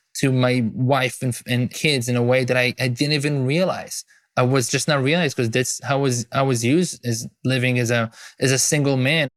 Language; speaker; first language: English; non-native, fluent; Hebrew